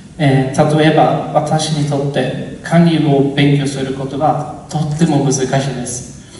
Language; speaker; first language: Japanese; non-native, learner; Swedish